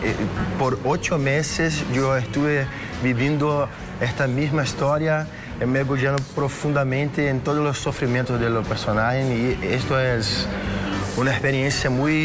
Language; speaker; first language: Spanish; non-native, fluent; Portuguese